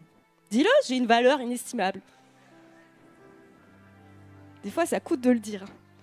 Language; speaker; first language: French; native; French